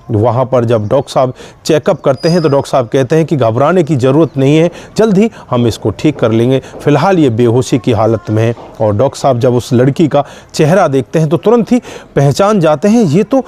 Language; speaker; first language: Hindi; native; Hindi